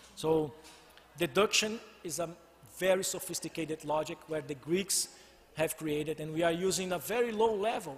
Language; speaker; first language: English; non-native, fluent; Portuguese